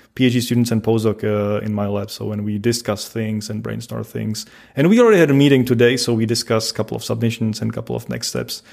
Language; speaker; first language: English; non-native, fluent; Czech